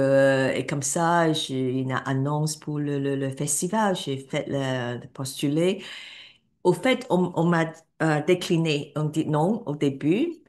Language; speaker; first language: French; non-native, fluent; Cantonese